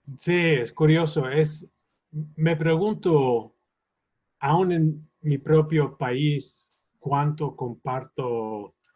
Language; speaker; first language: Spanish; non-native, fluent; English